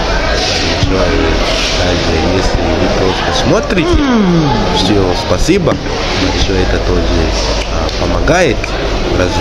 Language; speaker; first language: Russian; non-native, fluent; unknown